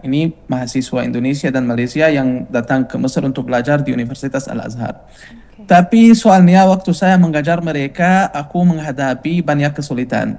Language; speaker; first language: Indonesian; non-native, fluent; Arabic